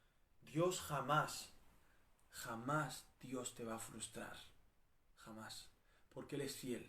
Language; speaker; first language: Spanish; native; Spanish